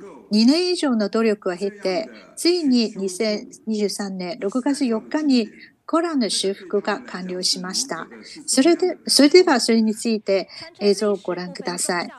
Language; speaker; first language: Japanese; non-native, fluent; Chinese